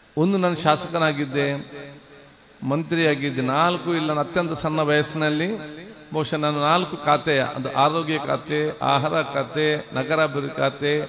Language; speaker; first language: Kannada; non-native, local second language; Malayalam